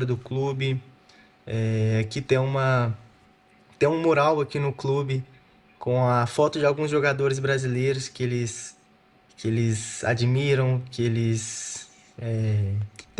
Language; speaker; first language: Portuguese; native; Portuguese